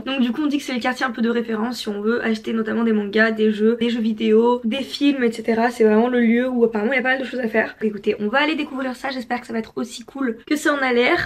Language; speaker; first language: French; native; French